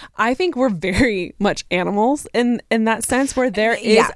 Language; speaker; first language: English; native; English